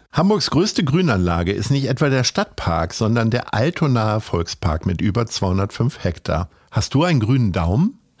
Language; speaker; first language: German; native; German